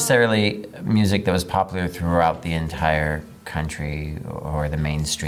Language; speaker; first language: English; native; English